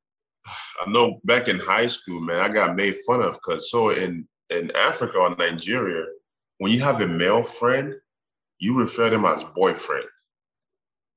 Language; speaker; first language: English; non-native, local second language; Igbo